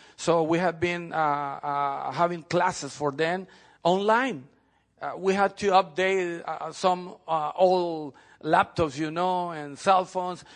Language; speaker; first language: English; non-native, fluent; Spanish